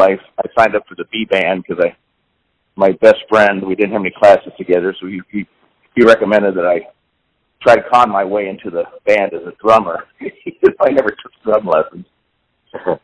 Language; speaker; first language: English; native; English